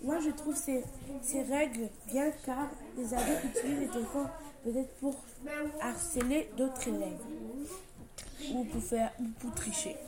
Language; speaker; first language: French; native; French